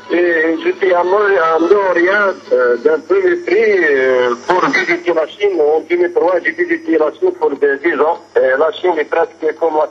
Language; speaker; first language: French; non-native, local second language; Arabic